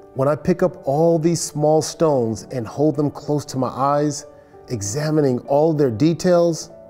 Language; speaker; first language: English; native; English